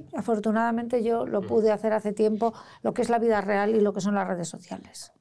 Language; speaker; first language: Spanish; native; Spanish